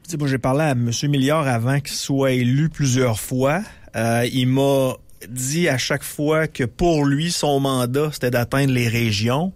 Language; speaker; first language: French; native; French